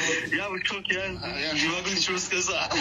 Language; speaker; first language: Russian; non-native, local second language; Tajik